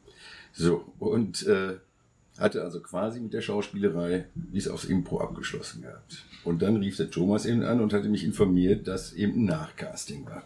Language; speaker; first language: German; native; German